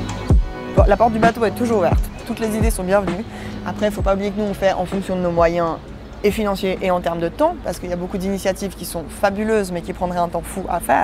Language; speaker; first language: French; native; French